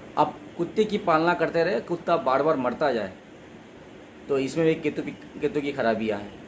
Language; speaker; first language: Hindi; non-native, local second language; Bangla